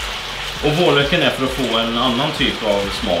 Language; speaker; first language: Swedish; native; Swedish